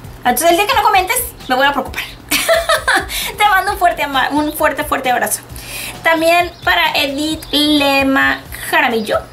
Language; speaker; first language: Spanish; early bilingual, heritage; Spanish